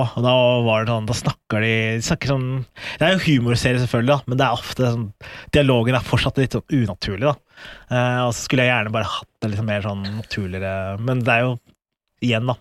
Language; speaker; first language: Norwegian; early bilingual, other home language; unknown